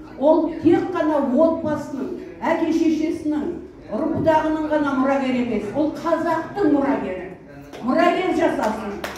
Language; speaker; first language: Kazakh; native; Kazakh